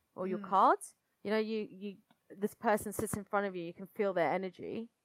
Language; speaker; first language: English; native; English